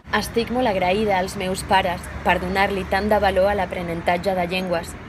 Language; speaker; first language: Catalan; non-native, local second language; Spanish